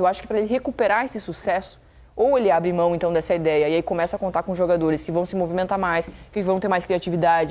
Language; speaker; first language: Portuguese; native; Portuguese